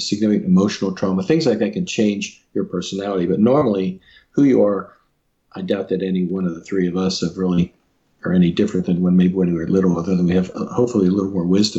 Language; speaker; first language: English; native; English